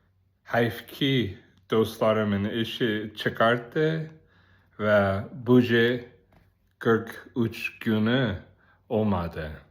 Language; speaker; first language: Turkish; non-native, learner; Azerbaijani